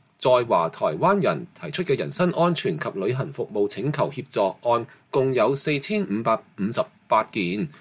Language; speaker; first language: Chinese; non-native, local second language; Cantonese